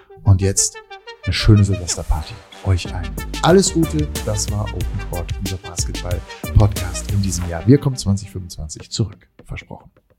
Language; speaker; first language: German; native; German